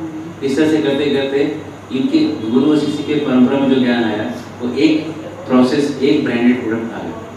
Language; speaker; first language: Hindi; native; Hindi